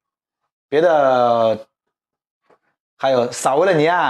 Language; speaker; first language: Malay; non-native, learner; Chinese